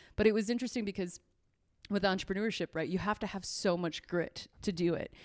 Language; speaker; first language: English; native; English